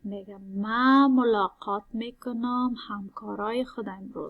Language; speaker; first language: Persian; native; Persian